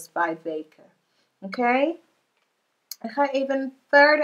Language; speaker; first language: Dutch; non-native, learner; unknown